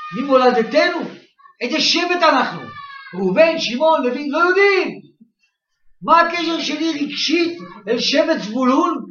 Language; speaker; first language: Hebrew; native; Hebrew